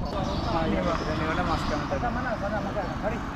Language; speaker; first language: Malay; non-native, learner; Bangla